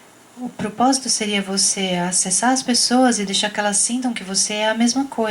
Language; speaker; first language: Portuguese; native; Portuguese